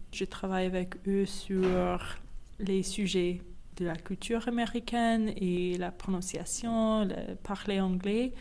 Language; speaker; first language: French; non-native, fluent; English